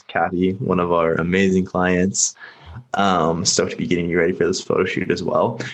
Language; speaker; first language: English; native; English